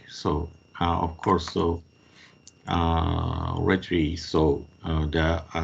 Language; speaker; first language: English; non-native, fluent; Japanese